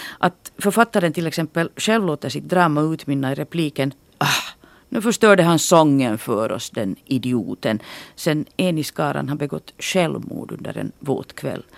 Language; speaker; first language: Swedish; native; Swedish